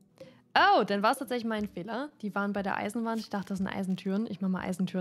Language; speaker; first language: German; native; German